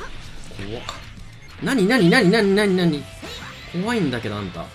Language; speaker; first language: Japanese; native; Japanese